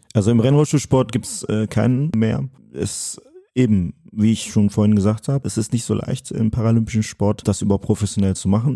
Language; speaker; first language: German; early bilingual, other home language; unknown